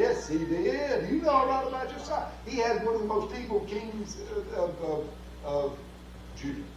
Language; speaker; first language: English; native; English